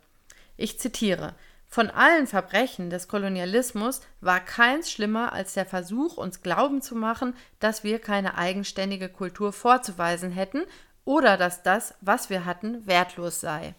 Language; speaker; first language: German; native; German